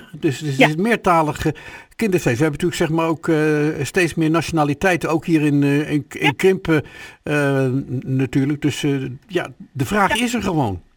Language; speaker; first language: Dutch; native; Dutch